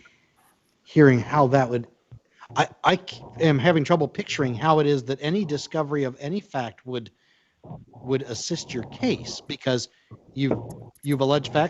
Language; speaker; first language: English; native; English